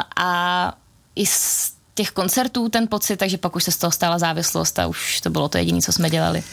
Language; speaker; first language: Czech; native; Czech